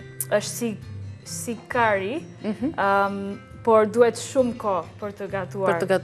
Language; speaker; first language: Albanian; non-native, learner; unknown